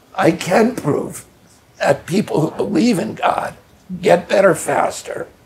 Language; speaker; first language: English; native; English